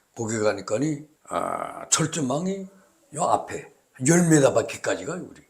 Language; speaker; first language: Korean; native; Korean